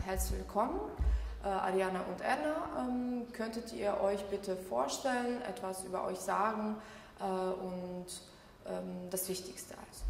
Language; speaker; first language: German; non-native, fluent; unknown